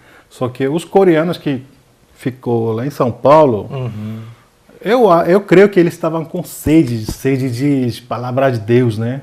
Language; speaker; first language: Portuguese; non-native, fluent; Korean